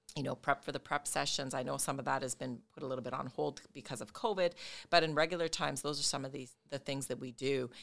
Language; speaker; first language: English; native; English